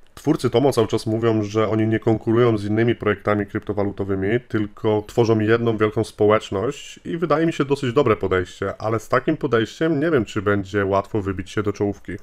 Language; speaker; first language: Polish; native; Polish